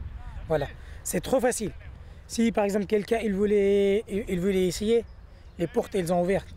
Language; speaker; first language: French; non-native, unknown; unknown